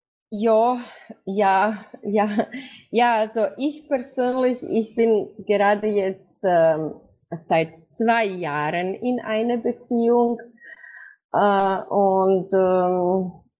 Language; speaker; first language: German; non-native, fluent; Croatian